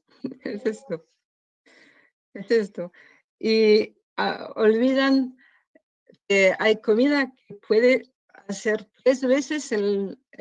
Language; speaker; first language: Spanish; non-native, learner; French